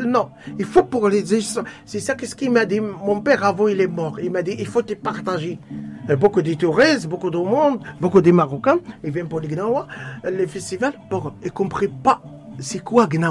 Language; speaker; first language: French; non-native, learner; Arabic